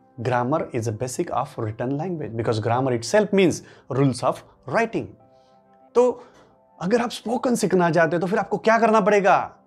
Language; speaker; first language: Hindi; non-native, local second language; Marathi